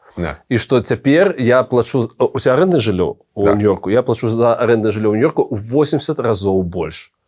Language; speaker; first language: Belarusian; non-native, local second language; Russian